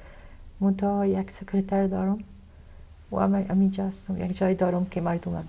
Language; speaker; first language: Persian; non-native, fluent; Arabic